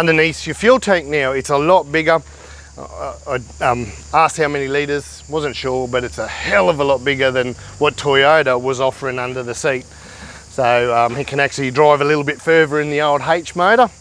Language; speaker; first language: English; native; English